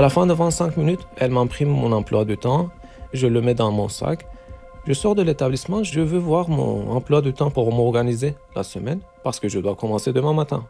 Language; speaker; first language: French; non-native, fluent; Turkish